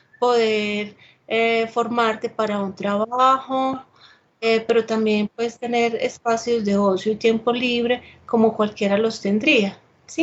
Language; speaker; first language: Spanish; native; Spanish